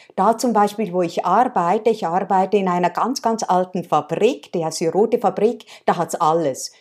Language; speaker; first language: German; native; German